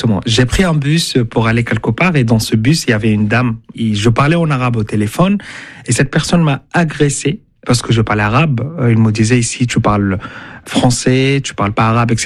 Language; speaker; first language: French; non-native, fluent; Arabic